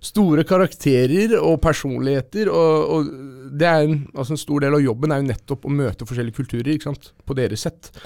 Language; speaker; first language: Norwegian; early bilingual, other home language; Persian